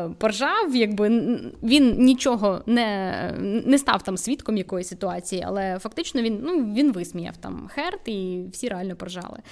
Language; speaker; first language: Ukrainian; non-native, local second language; Russian